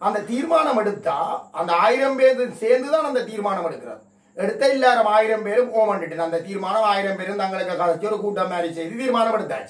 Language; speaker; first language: Tamil; native; Tamil